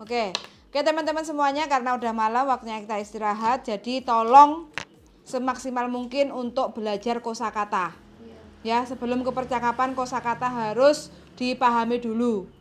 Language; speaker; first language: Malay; non-native, local second language; Javanese